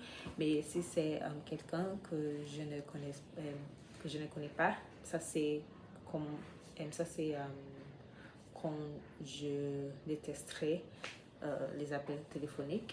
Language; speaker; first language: French; non-native, learner; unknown